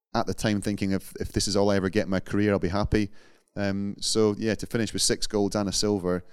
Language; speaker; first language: English; native; English